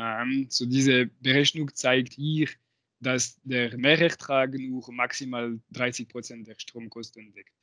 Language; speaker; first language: German; non-native, local second language; French